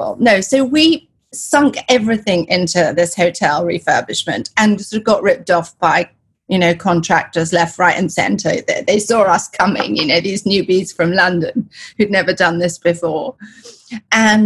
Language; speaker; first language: English; native; English